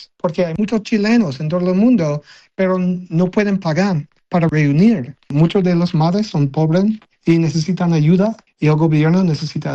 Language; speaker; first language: Spanish; non-native, learner; English